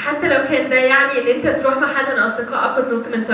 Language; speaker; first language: Arabic; native; Arabic